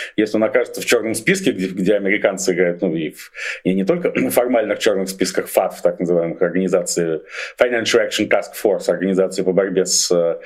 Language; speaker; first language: Russian; native; Russian